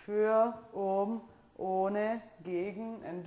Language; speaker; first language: German; non-native, fluent; Italian